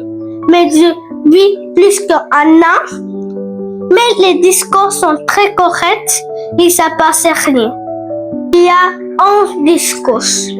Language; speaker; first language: French; non-native, learner; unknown